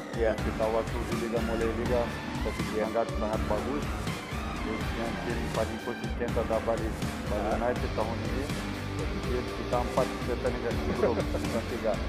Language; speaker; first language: Indonesian; non-native, learner; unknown